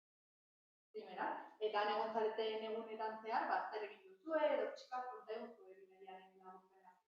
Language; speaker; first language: Basque; native; Basque